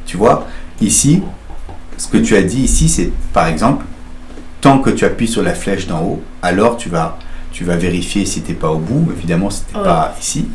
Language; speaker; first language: French; native; French